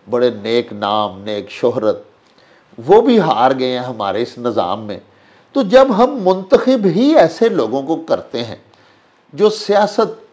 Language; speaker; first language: Urdu; non-native, local second language; Punjabi